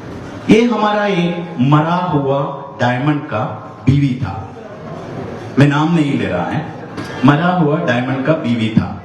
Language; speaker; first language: Hindi; non-native, learner; Nepali